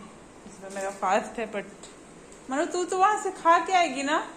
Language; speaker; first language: Hindi; native; Hindi